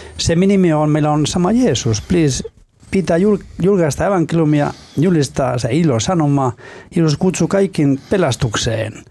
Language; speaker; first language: Finnish; non-native, fluent; Spanish